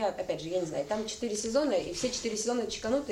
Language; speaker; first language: Russian; native; Russian